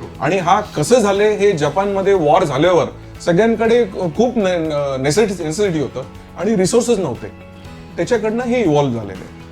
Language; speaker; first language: Marathi; non-native, local second language; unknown